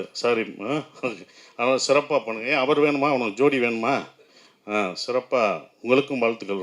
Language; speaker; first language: Tamil; native; Tamil